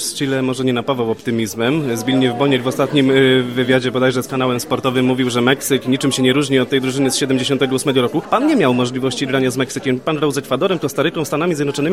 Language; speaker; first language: Polish; native; Polish